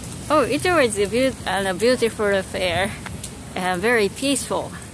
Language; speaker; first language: English; non-native, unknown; Japanese